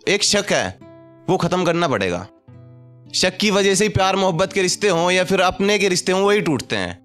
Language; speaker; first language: Hindi; native; Hindi